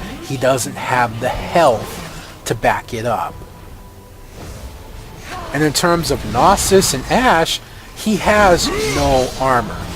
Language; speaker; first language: English; native; English